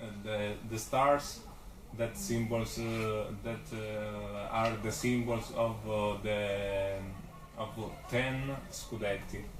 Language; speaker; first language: English; non-native, learner; Italian